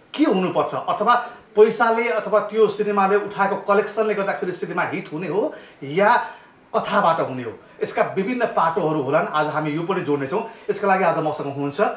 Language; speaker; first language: Nepali; native; Nepali